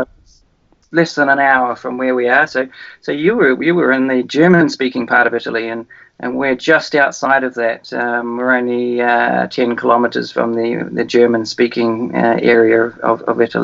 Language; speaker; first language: English; native; English